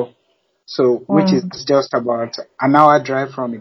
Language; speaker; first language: English; non-native, local second language; Yoruba